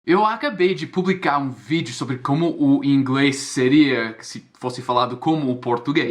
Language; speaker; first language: Portuguese; non-native, fluent; English